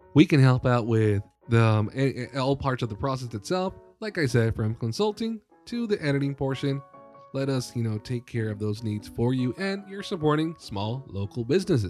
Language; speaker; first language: English; early bilingual, other home language; Spanish